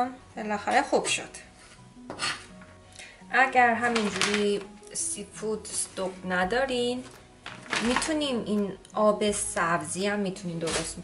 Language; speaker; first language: Persian; non-native, learner; Korean